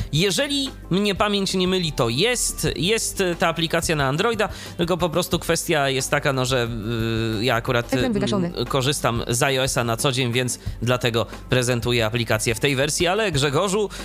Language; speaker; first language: Polish; native; Polish